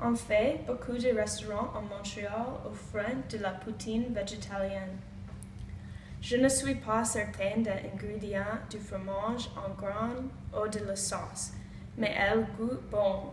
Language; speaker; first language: French; non-native, learner; English